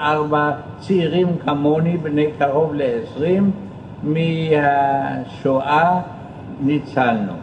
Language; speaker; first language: Hebrew; non-native, fluent; German